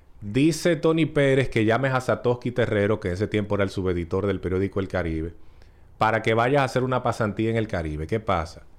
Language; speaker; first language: Spanish; native; Spanish